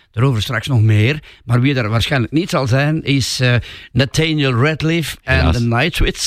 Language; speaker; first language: Dutch; native; Dutch